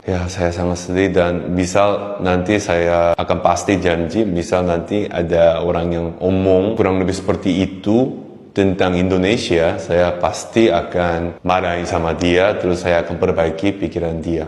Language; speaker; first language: Indonesian; non-native, fluent; Korean